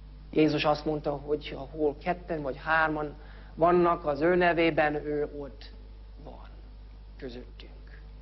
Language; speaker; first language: Hungarian; non-native, fluent; English